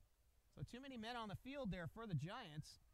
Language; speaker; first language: English; native; English